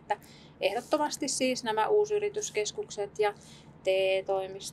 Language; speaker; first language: Finnish; native; Finnish